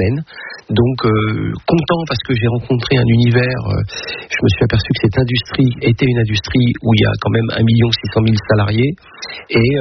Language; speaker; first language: French; native; French